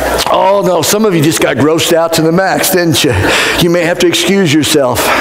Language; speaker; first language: English; native; English